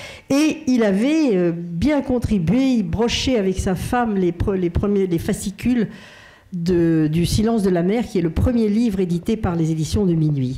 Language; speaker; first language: French; native; French